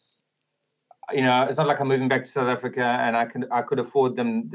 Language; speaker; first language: English; native; English